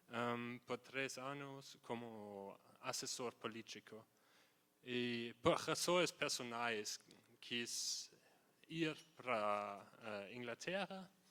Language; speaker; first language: Portuguese; non-native, fluent; German